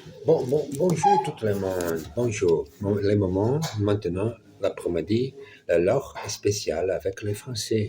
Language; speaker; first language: French; non-native, learner; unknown